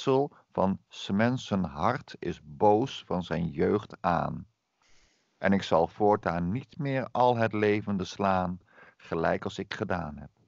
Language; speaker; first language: Dutch; native; Dutch